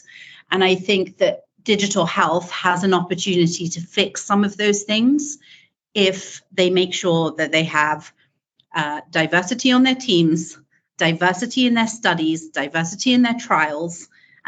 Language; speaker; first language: English; native; English